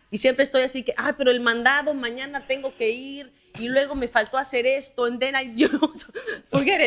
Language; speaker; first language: Spanish; native; Spanish